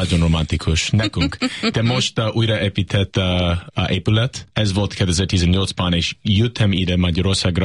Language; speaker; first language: Hungarian; non-native, learner; English